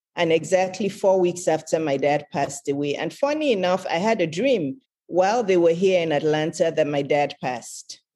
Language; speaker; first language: English; non-native, local second language; Yoruba